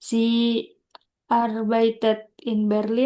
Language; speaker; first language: German; non-native, learner; Indonesian